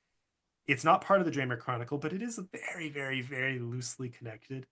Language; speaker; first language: English; native; English